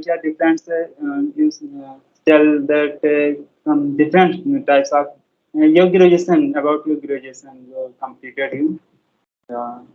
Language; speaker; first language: English; non-native, learner; Hindi